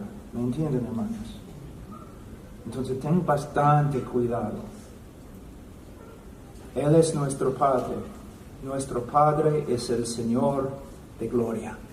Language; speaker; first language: Spanish; non-native, fluent; English